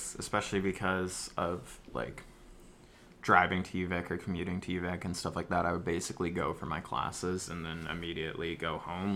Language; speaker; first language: English; native; English